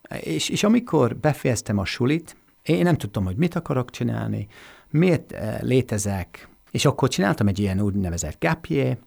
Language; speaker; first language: Hungarian; non-native, fluent; English